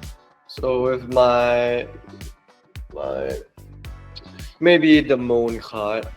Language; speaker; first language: English; non-native, learner; Thai